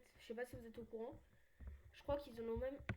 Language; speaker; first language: French; native; French